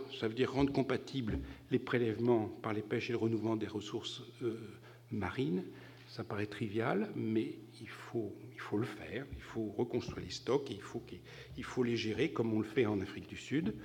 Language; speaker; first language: French; native; French